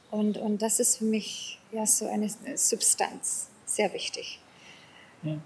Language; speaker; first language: German; non-native, fluent; Afrikaans